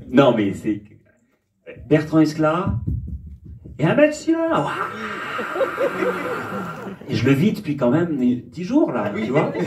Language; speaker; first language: French; native; French